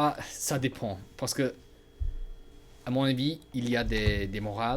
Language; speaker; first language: French; non-native, learner; English